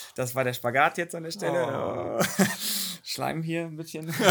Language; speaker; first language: German; native; German